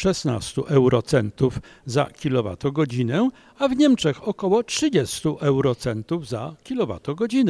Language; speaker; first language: Polish; native; Polish